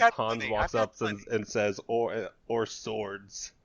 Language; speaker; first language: English; native; English